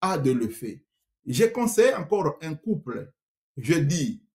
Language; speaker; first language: French; non-native, local second language; Swahili